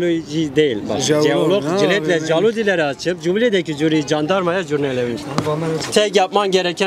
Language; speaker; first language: Turkish; native; Turkish